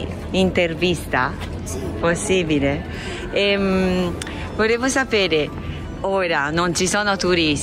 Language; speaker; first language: Italian; non-native, fluent; Japanese